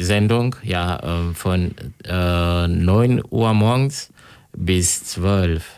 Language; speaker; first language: German; non-native, learner; Kinyarwanda